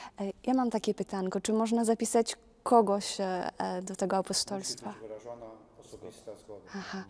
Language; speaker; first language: French; non-native, fluent; Polish